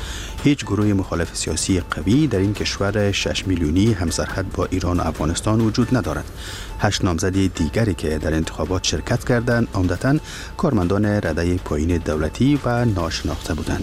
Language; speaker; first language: Persian; native; Persian